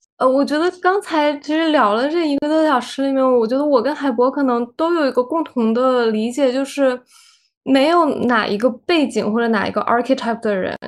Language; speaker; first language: Chinese; native; Chinese